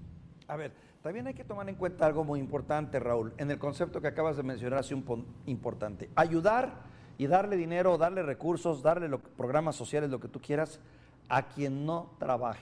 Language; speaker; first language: Spanish; native; Spanish